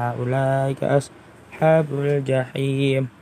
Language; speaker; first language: Arabic; non-native, learner; Indonesian